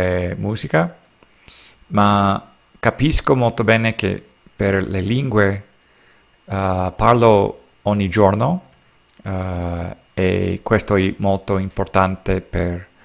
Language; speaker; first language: Italian; non-native, learner; English